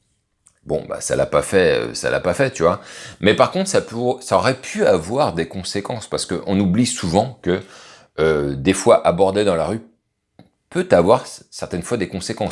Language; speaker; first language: French; native; French